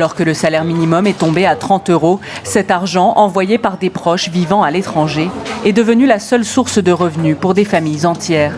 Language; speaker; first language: French; native; French